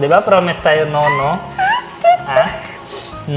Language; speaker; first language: Filipino; non-native, learner; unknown